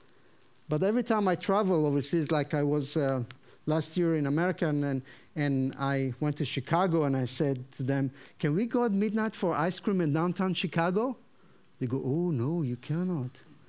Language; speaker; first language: English; non-native, fluent; Hebrew